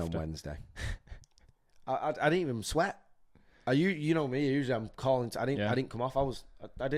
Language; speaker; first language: English; native; English